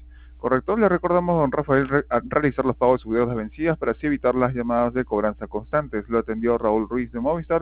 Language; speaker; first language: Spanish; native; Spanish